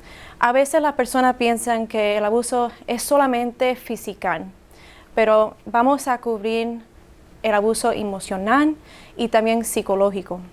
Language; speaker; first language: Spanish; early bilingual, heritage; Spanish